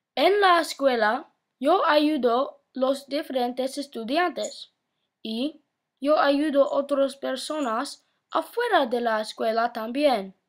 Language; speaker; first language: Spanish; non-native, learner; English